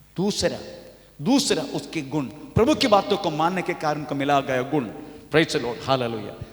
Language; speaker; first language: Hindi; non-native, local second language; Malayalam